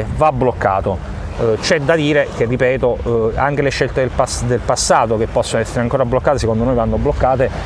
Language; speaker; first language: Italian; native; Italian